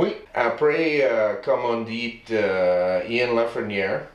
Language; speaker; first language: French; non-native, learner; English